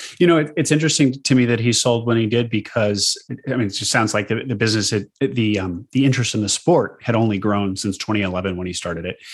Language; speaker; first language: English; native; English